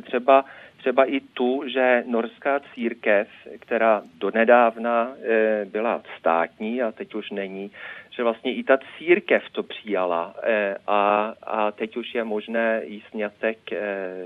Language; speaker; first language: Czech; non-native, fluent; Norwegian